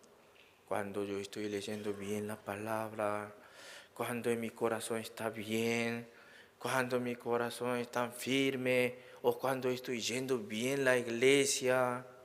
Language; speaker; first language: Spanish; non-native, learner; Korean